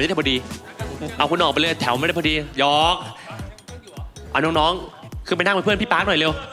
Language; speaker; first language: Thai; native; Thai